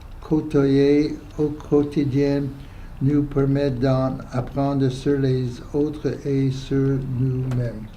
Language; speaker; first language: French; non-native, fluent; English